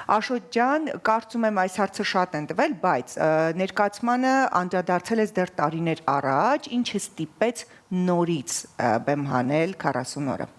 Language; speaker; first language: Armenian; native; Armenian